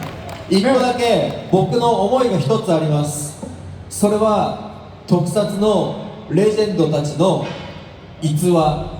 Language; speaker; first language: Japanese; native; Japanese